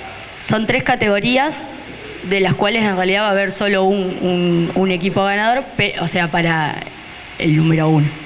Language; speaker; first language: Spanish; native; Spanish